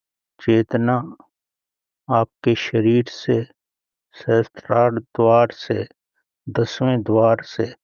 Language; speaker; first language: Hindi; native; Hindi